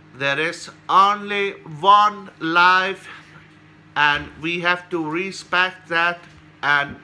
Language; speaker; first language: English; non-native, learner; Icelandic